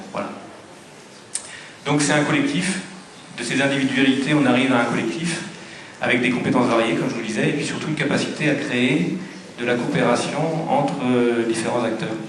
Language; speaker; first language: French; native; French